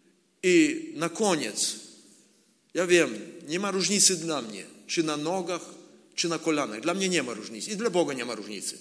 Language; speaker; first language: Polish; non-native, learner; Ukrainian